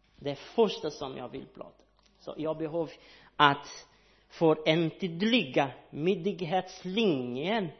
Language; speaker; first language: Swedish; non-native, learner; Portuguese